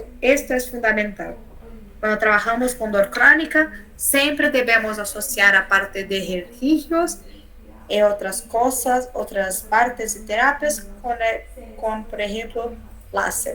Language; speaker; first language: Spanish; non-native, learner; Portuguese